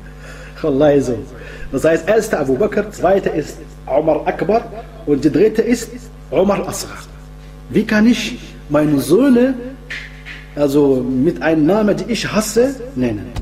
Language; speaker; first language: German; non-native, fluent; Arabic